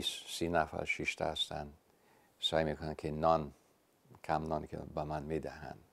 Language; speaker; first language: Persian; non-native, fluent; English